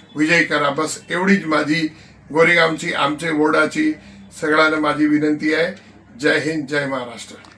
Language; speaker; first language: Marathi; non-native, local second language; Gujarati